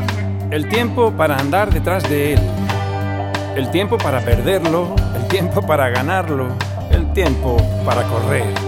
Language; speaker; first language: Spanish; native; Spanish